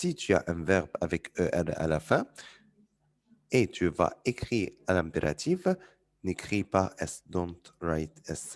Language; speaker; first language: French; non-native, fluent; Arabic